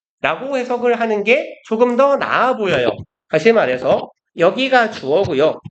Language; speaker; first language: Korean; native; Korean